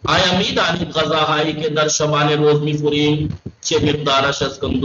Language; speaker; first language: Persian; non-native, fluent; Urdu